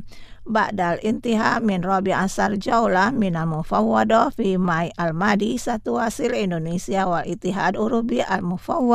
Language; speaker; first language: Arabic; non-native, fluent; Indonesian